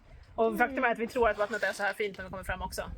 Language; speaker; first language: Swedish; native; Swedish